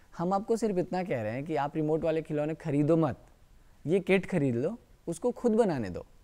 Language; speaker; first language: Hindi; native; Hindi